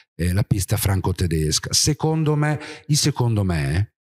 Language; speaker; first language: Italian; native; Italian